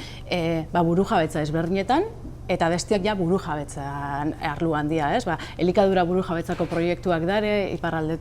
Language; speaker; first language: Basque; native; Basque